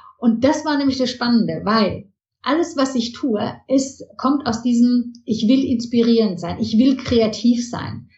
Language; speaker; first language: German; early bilingual, heritage; German